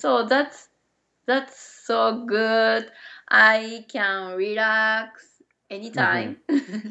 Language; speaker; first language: English; non-native, learner; Japanese